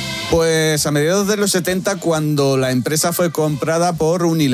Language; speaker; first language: Spanish; native; Spanish